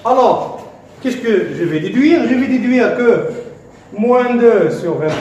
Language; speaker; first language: French; non-native, local second language; Arabic